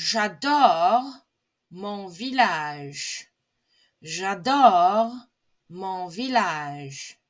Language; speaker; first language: French; non-native, fluent; English